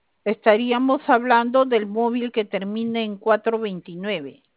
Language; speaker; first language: Spanish; native; Spanish